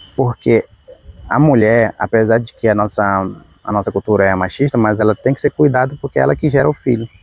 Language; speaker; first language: Portuguese; non-native, local second language; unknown